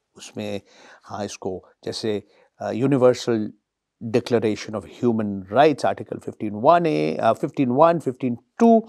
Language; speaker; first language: Hindi; non-native, local second language; Bangla